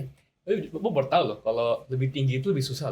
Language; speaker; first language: Indonesian; native; Indonesian